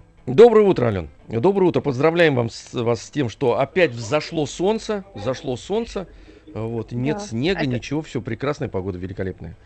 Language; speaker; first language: Russian; native; Russian